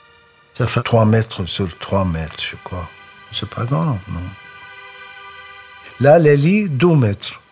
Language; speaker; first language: French; non-native, learner; Arabic